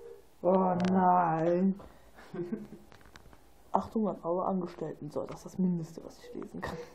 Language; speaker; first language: German; native; German